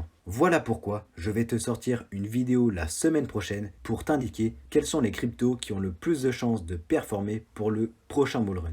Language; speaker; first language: French; native; French